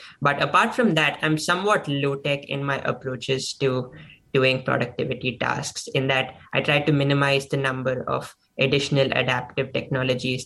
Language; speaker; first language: English; non-native, local second language; Hindi